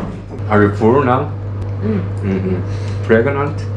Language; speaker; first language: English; non-native, learner; Korean